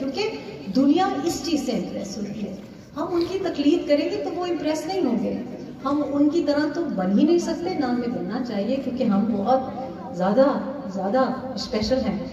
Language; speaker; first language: Urdu; non-native, local second language; Pashto